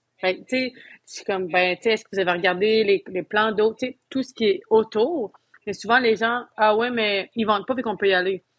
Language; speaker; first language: French; native; French